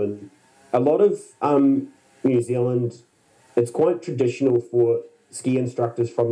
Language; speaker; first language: English; native; English